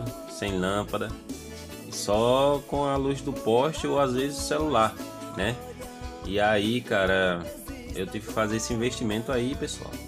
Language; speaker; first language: Portuguese; native; Portuguese